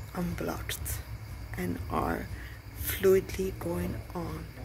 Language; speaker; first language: English; non-native, fluent; French